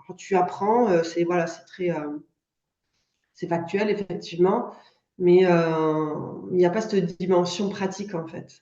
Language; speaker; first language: French; native; French